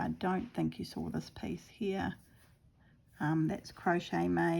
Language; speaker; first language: English; native; English